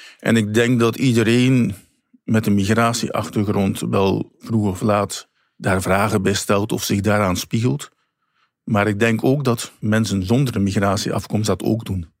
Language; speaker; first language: Dutch; native; Dutch